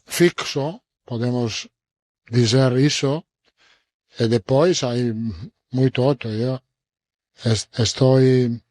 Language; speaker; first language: Spanish; non-native, fluent; Italian